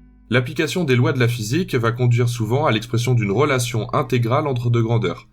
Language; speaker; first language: French; native; French